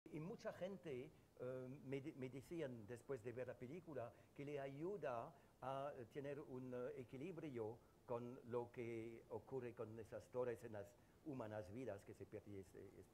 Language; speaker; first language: Spanish; non-native, fluent; French